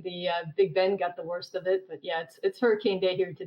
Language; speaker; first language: English; native; English